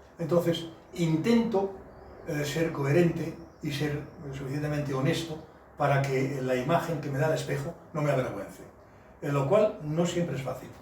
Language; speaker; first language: Spanish; native; Spanish